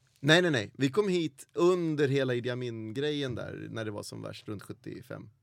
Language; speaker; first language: Swedish; early bilingual, other home language; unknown